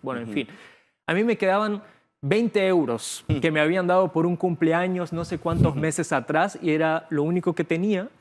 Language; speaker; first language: Spanish; early bilingual, other home language; Bulgarian